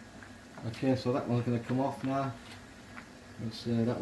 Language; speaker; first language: English; native; English